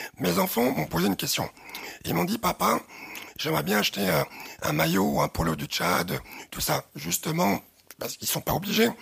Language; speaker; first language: French; early bilingual, other home language; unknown